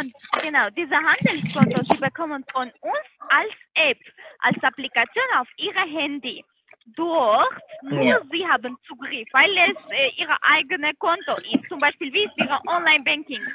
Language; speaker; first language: German; non-native, learner; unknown